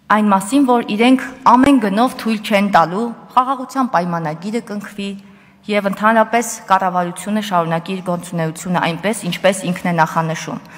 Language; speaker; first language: Armenian; native; Armenian